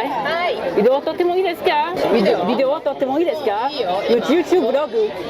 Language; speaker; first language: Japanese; non-native, learner; French